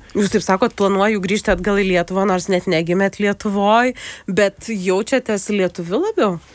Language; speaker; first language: Lithuanian; native; Lithuanian